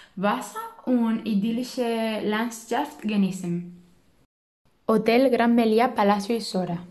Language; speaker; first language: German; non-native, learner; Spanish